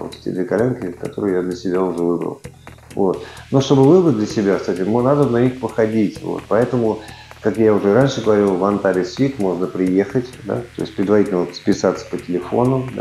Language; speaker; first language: Russian; native; Russian